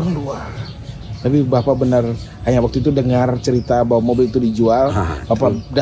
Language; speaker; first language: Indonesian; native; Indonesian